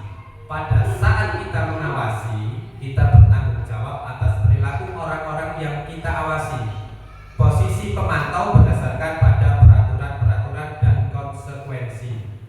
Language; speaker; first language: Indonesian; native; Indonesian